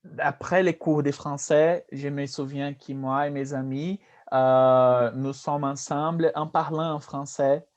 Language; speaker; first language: French; non-native, fluent; Portuguese